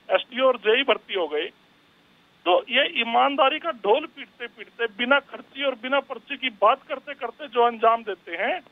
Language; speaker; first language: Hindi; native; Hindi